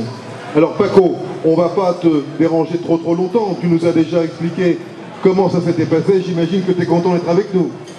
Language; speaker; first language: French; native; French